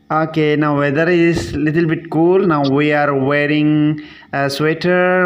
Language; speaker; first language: English; non-native, local second language; Assamese